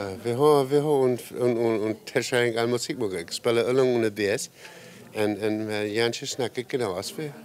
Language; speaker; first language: German; non-native, learner; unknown